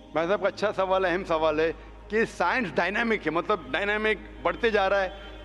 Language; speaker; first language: Hindi; non-native, local second language; Konkani